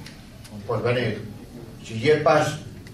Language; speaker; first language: French; non-native, learner; Spanish